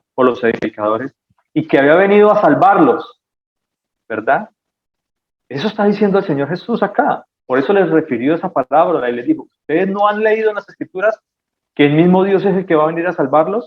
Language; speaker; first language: Spanish; native; Spanish